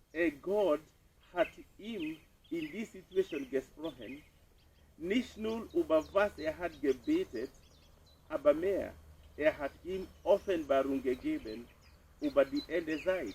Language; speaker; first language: German; non-native, fluent; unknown